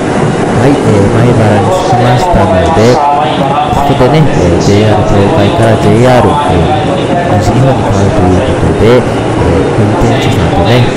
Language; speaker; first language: Japanese; native; Japanese